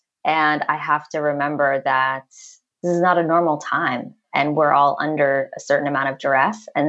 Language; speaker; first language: English; native; English